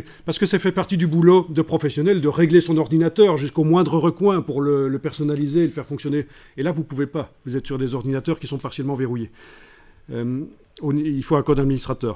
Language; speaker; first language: French; native; French